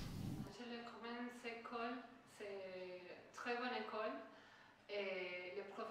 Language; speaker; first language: French; non-native, learner; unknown